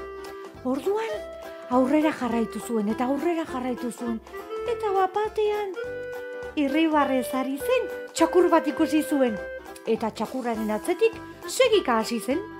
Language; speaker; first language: Basque; native; Basque